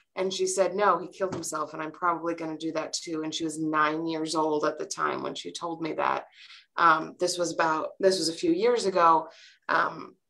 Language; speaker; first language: English; native; English